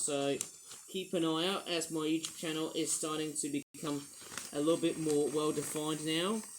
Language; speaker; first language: English; native; English